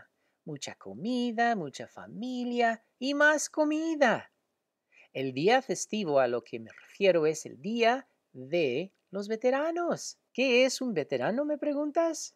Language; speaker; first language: Spanish; early bilingual, heritage; Spanish